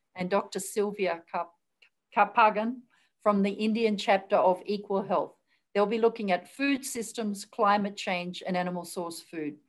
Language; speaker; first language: English; native; English